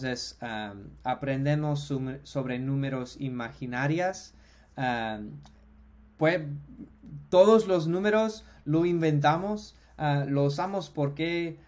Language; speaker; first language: Spanish; non-native, fluent; English